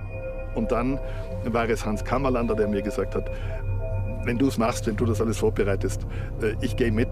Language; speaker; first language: German; native; German